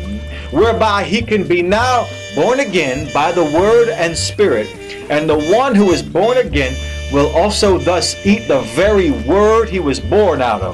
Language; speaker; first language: English; native; English